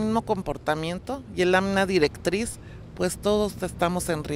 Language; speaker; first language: Spanish; native; Spanish